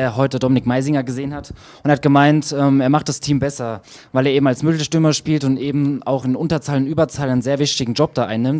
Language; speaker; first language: German; native; German